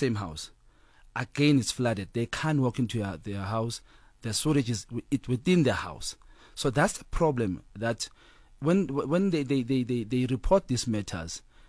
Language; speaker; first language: English; non-native, local second language; Zulu